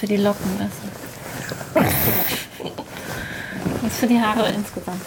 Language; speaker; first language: German; early bilingual, other home language; Persian